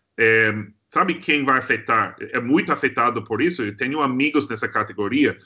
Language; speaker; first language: Portuguese; non-native, fluent; English